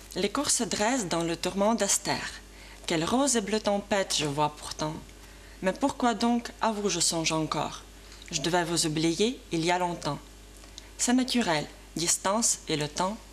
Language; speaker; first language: French; non-native, fluent; Ukrainian